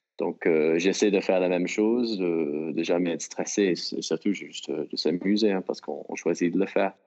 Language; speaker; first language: French; non-native, fluent; English